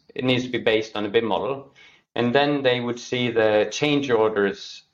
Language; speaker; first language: English; non-native, fluent; Norwegian